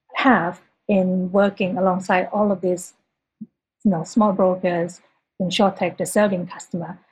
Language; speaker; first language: English; non-native, fluent; Thai